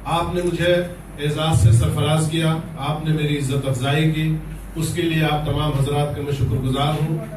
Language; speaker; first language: Urdu; native; Urdu